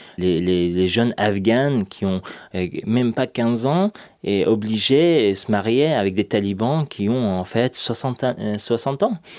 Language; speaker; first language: French; non-native, fluent; Persian